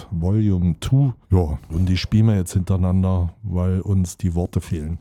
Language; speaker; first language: German; native; German